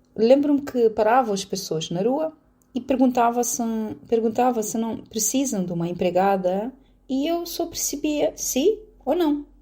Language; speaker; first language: Portuguese; non-native, fluent; Romanian